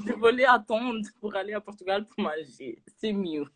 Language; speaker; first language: French; non-native, learner; Portuguese